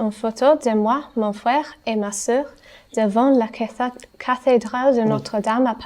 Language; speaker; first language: French; non-native, learner; English